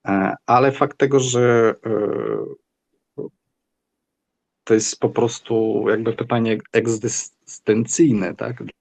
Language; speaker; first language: Polish; non-native, fluent; Ukrainian